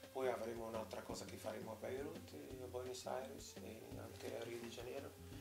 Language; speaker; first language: Italian; non-native, fluent; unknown